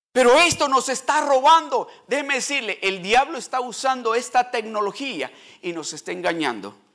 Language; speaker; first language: Spanish; early bilingual, heritage; Spanish